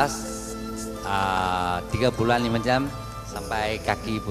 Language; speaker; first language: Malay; non-native, local second language; Chinese